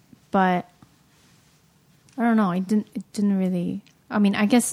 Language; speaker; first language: English; non-native, fluent; Japanese